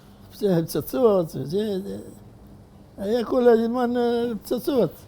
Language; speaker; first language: Hebrew; non-native, fluent; Arabic